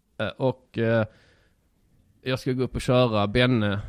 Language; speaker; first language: Swedish; native; Swedish